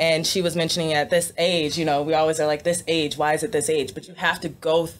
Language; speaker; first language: English; native; English